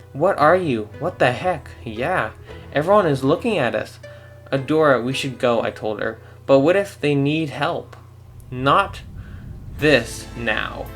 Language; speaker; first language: English; native; English